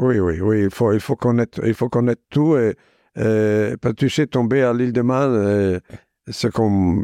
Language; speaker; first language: French; non-native, fluent; Italian